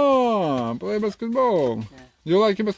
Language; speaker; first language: English; non-native, learner; Russian